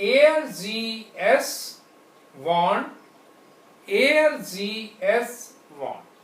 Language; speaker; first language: German; non-native, fluent; Hindi